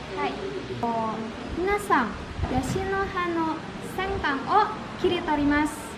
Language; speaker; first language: Japanese; non-native, learner; Indonesian